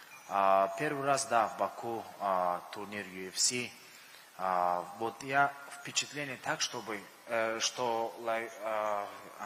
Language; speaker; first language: Russian; non-native, local second language; Tajik